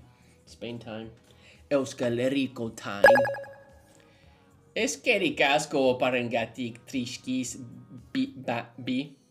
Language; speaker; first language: Basque; non-native, learner; English